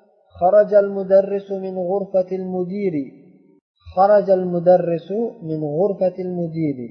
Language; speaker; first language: Arabic; non-native, fluent; Uzbek